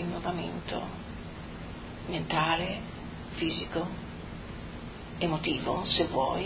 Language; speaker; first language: Italian; native; Italian